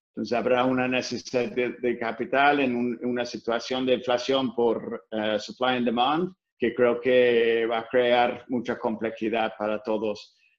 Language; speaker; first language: Spanish; non-native, fluent; English